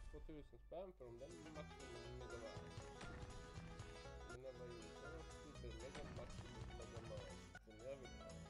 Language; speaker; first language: Swedish; native; Swedish